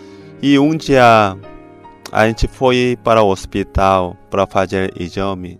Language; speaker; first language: Portuguese; non-native, fluent; Korean